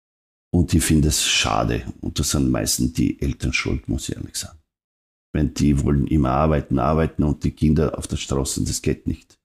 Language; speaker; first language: German; non-native, fluent; Serbian